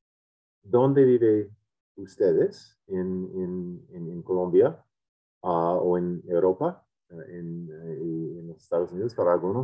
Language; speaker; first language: Spanish; non-native, fluent; English